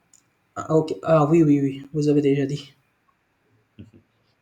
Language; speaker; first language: French; non-native, learner; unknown